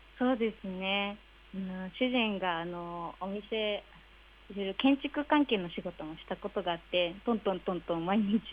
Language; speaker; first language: Japanese; native; Japanese